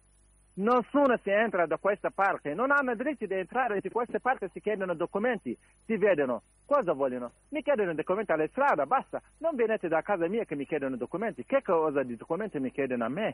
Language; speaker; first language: Italian; non-native, learner; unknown